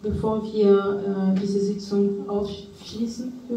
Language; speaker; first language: German; non-native, fluent; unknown